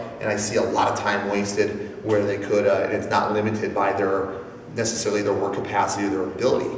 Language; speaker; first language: English; native; English